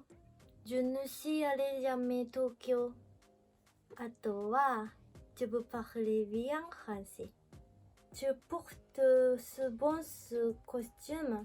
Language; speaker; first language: French; non-native, learner; Japanese